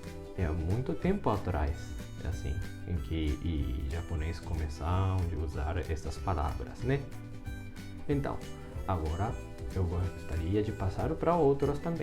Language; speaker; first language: Portuguese; non-native, fluent; Japanese